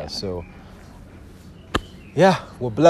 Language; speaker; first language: English; non-native, local second language; Yoruba